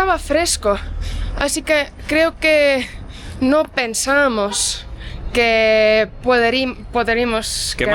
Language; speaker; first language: Spanish; non-native, fluent; Portuguese